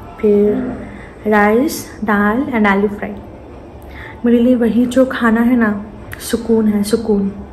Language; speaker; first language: Hindi; native; Hindi